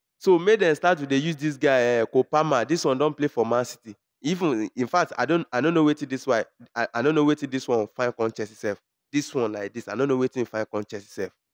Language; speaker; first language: Nigerian Pidgin; non-native, local second language; Yoruba